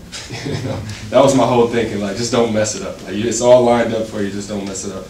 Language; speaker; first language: English; native; English